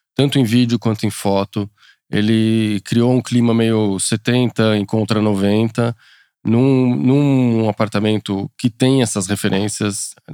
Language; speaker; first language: Portuguese; non-native, fluent; French